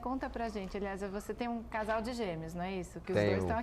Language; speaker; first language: Portuguese; native; Portuguese